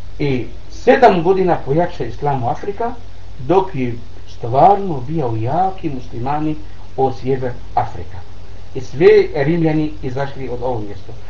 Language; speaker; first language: Bosnian; non-native, learner; Arabic